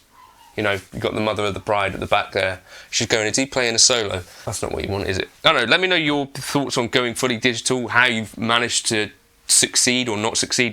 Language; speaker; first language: English; native; English